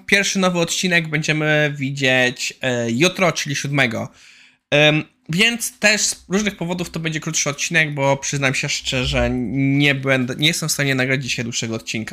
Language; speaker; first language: Polish; native; Polish